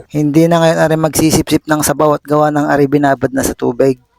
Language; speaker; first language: Filipino; native; Filipino